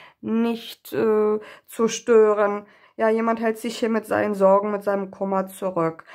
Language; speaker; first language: German; native; German